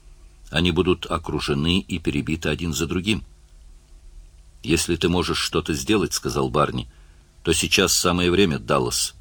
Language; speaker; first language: Russian; native; Russian